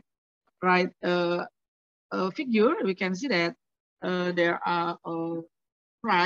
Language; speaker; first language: English; non-native, learner; Indonesian